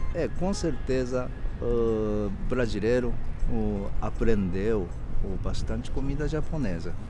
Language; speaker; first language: Portuguese; non-native, fluent; Japanese